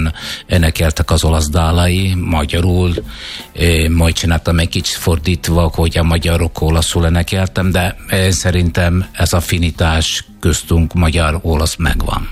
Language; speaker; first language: Hungarian; non-native, fluent; Italian